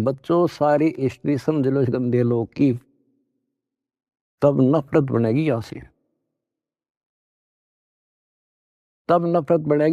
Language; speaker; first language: Hindi; native; Hindi